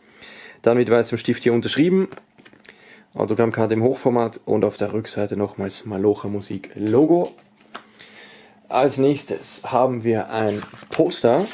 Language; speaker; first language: German; native; German